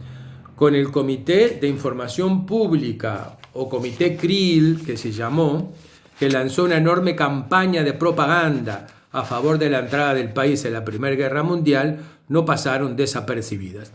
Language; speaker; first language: Spanish; native; Spanish